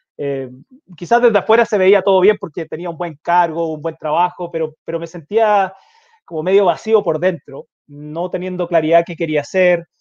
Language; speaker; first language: Spanish; native; Spanish